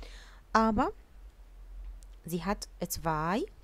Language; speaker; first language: German; non-native, learner; Arabic